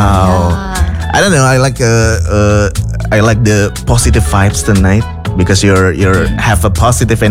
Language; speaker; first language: English; non-native, fluent; Indonesian